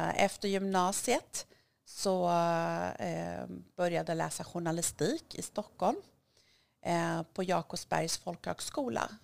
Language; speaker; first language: Swedish; early bilingual, other home language; Kurdish